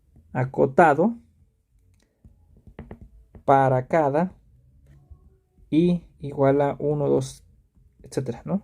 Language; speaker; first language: Spanish; native; Spanish